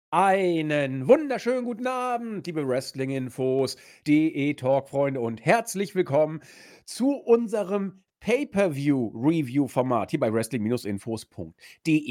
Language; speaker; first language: German; native; German